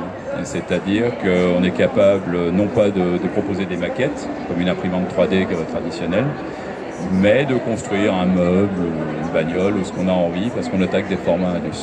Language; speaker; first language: French; native; French